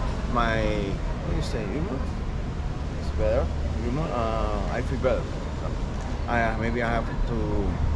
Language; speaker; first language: English; non-native, learner; Spanish